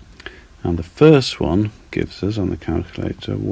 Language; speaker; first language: English; native; English